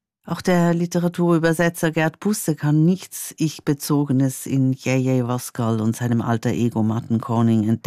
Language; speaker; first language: German; native; German